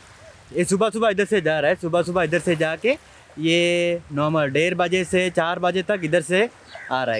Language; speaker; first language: Hindi; non-native, fluent; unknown